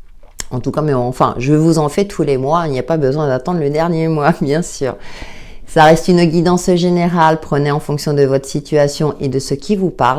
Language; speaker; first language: French; native; French